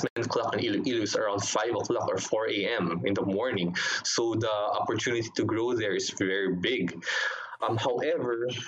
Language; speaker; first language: English; non-native, local second language; Hiligaynon